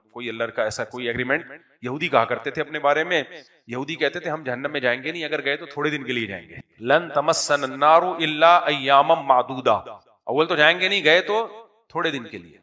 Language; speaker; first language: Urdu; native; Urdu